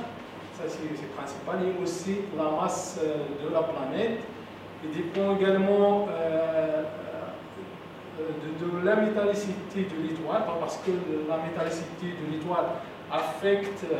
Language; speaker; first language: French; non-native, local second language; Arabic